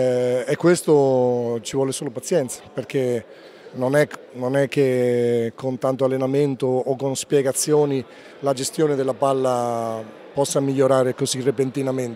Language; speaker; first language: Italian; native; Italian